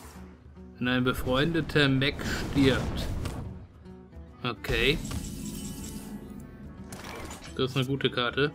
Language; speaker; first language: German; native; German